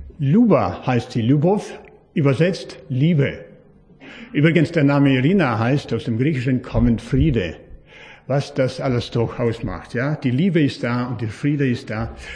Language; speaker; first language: German; native; German